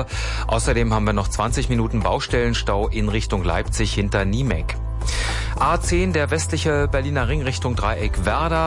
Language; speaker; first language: German; native; German